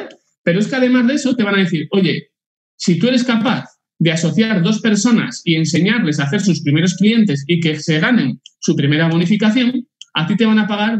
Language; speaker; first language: Spanish; native; Spanish